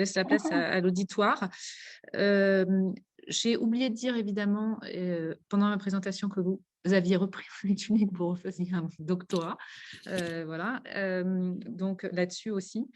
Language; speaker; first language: French; native; French